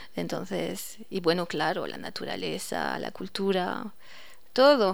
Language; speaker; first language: Spanish; non-native, fluent; French